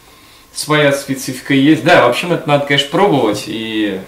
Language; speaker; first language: Russian; native; Russian